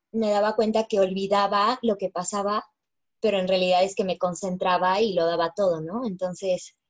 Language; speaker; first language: Spanish; native; Spanish